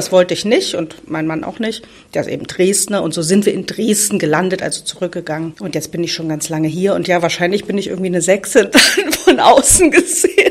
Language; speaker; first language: German; native; German